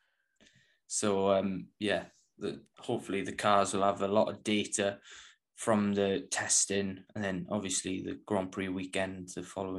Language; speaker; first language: English; native; English